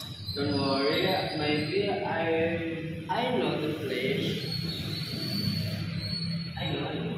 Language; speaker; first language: English; non-native, learner; Indonesian